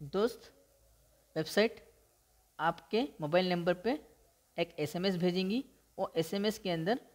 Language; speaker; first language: Hindi; non-native, local second language; Telugu